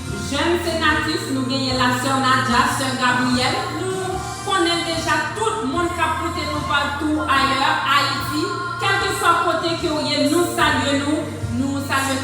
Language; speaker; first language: French; non-native, local second language; Haitian Creole